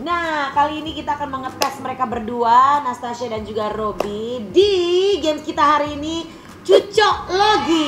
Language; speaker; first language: Indonesian; native; Indonesian